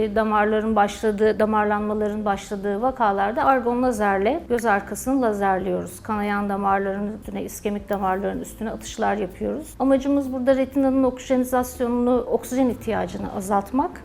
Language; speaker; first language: Turkish; native; Turkish